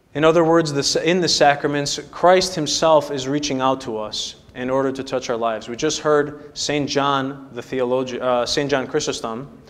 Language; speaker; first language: English; native; English